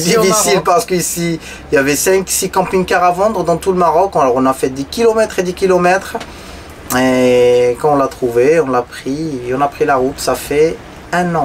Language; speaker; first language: French; non-native, local second language; Arabic